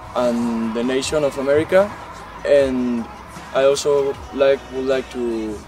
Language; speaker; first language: English; non-native, learner; Spanish